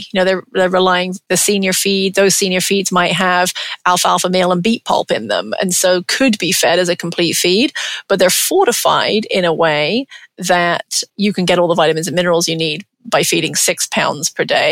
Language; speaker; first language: English; native; English